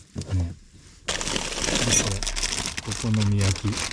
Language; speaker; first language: Japanese; native; Japanese